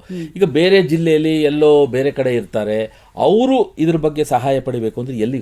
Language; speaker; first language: Kannada; native; Kannada